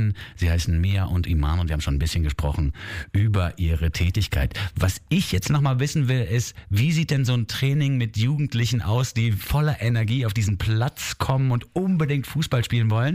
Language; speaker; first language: German; native; German